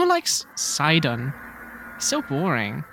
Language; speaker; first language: English; non-native, fluent; German